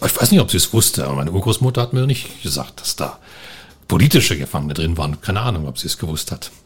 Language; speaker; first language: German; native; German